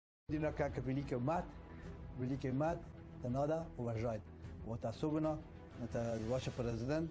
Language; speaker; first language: Russian; non-native, fluent; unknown